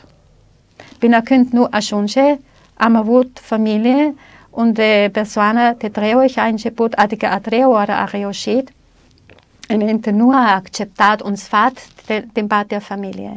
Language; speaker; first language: Romanian; non-native, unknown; German